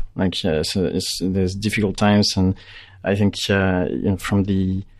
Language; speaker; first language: English; non-native, fluent; French